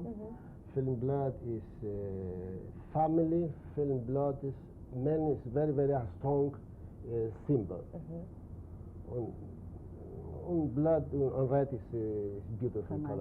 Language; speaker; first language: English; non-native, learner; Spanish